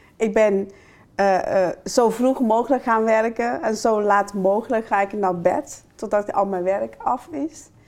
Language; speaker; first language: Dutch; non-native, fluent; Chinese